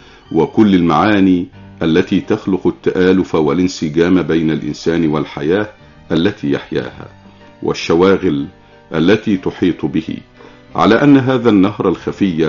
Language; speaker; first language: Arabic; native; Arabic